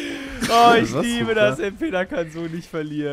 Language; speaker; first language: German; native; German